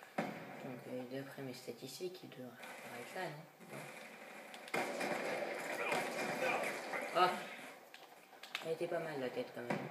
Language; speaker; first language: French; native; French